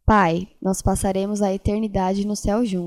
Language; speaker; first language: Portuguese; native; Portuguese